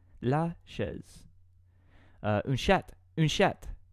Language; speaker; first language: French; non-native, learner; English